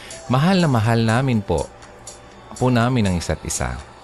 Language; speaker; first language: Filipino; native; Filipino